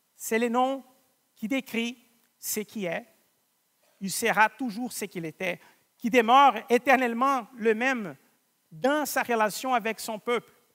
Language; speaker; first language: French; non-native, fluent; Portuguese